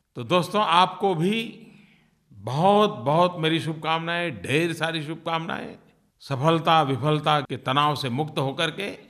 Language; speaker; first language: Hindi; non-native, local second language; Gujarati